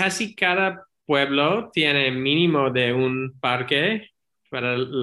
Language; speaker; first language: Spanish; non-native, learner; English